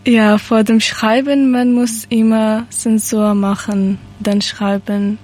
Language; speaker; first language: German; non-native, learner; Persian